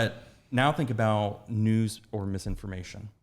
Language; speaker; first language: English; native; English